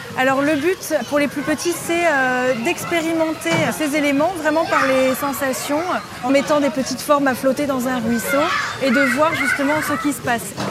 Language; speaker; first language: French; native; French